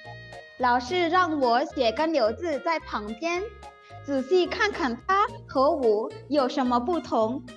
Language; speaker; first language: Chinese; non-native, fluent; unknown